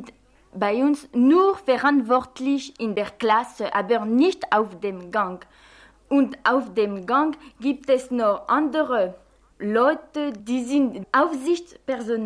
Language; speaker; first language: German; non-native, fluent; French